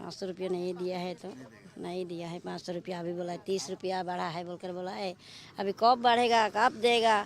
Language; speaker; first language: Hindi; non-native, local second language; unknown